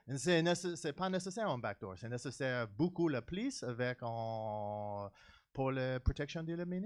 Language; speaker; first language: French; non-native, learner; English